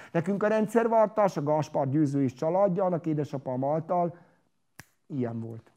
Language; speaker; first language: Hungarian; non-native, local second language; Romany